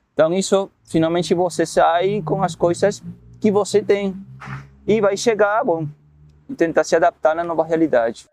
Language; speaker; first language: Portuguese; non-native, fluent; Spanish